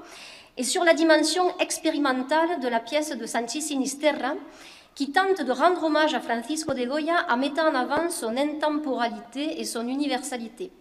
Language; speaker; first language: French; native; French